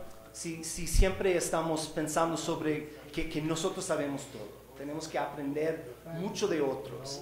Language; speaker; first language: Spanish; non-native, fluent; English